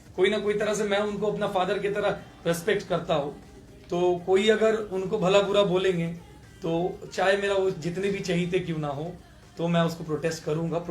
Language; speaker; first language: Hindi; non-native, local second language; Bangla